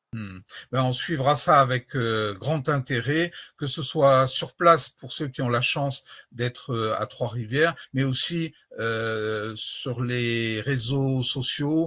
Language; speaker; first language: French; native; French